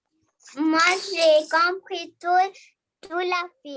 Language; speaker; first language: French; non-native, learner; Arabic